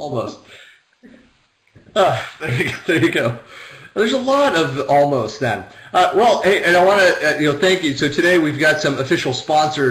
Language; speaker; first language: English; native; English